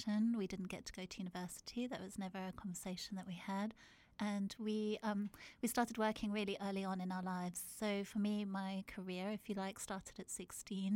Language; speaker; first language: English; native; English